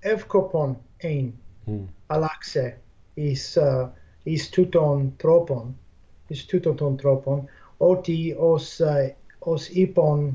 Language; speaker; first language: Greek; non-native, fluent; English